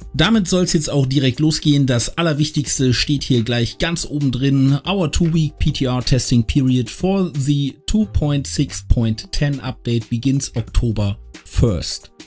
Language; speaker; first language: German; native; German